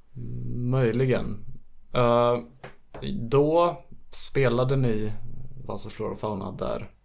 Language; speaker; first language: Swedish; native; Swedish